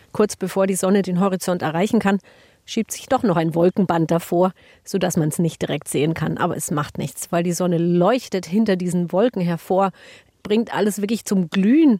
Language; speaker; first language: German; native; German